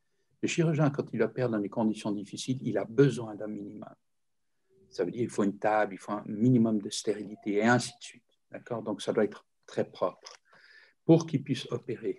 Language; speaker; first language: French; native; French